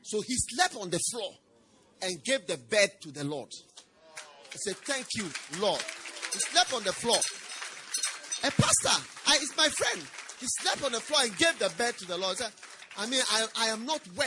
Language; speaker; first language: English; non-native, local second language; Akan